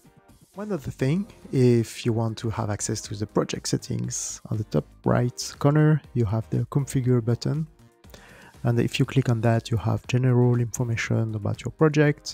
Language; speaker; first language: English; non-native, fluent; French